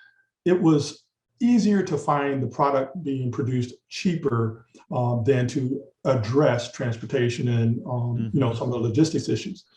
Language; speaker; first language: English; native; English